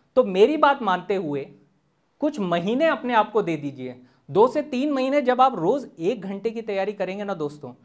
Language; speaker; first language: Hindi; native; Hindi